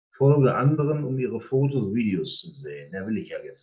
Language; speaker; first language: German; native; German